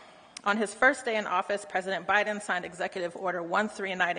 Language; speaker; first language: English; native; English